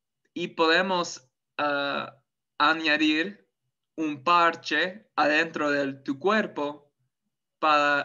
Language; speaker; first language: Spanish; non-native, fluent; English